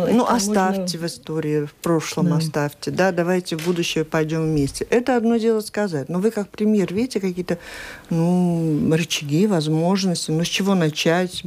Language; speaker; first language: Russian; native; Russian